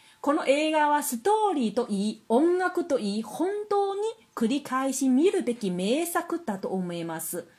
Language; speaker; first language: Japanese; non-native, fluent; Chinese